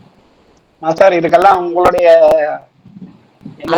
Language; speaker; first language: Tamil; native; Tamil